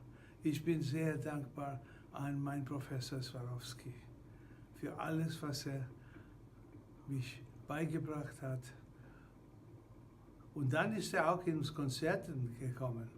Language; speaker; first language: German; non-native, fluent; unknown